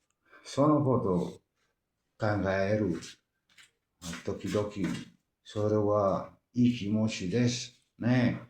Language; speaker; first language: Japanese; non-native, learner; Spanish